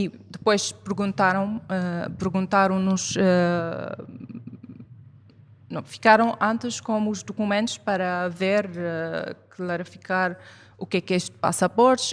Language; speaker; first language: Portuguese; non-native, fluent; Arabic